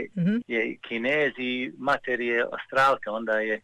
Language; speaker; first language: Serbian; early bilingual, heritage; Serbian